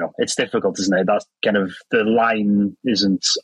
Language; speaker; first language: English; non-native, local second language; Welsh